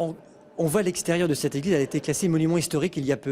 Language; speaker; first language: French; native; French